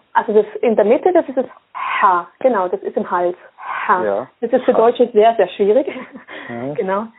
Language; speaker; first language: German; early bilingual, other home language; Swiss German